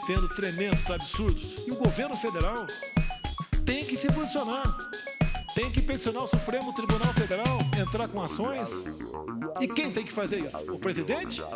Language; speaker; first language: Portuguese; native; Portuguese